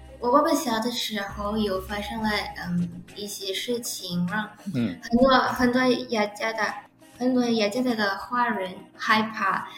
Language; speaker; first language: Chinese; early bilingual, heritage; Indonesian